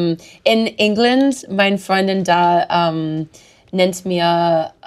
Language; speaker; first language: German; non-native, learner; English